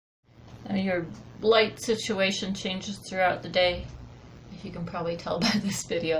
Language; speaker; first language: English; native; English